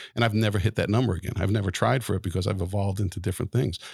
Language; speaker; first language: English; native; English